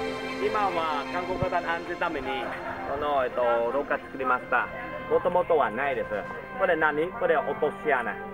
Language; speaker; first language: Japanese; non-native, learner; Vietnamese